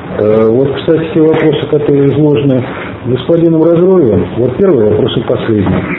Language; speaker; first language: Russian; native; Russian